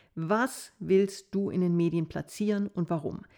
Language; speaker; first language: German; native; German